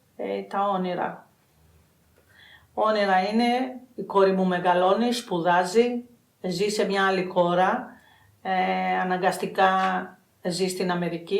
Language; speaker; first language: Greek; non-native, fluent; Albanian